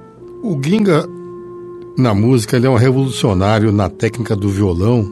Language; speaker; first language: Portuguese; native; Portuguese